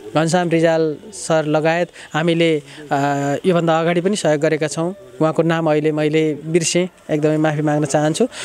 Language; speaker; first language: Nepali; native; Nepali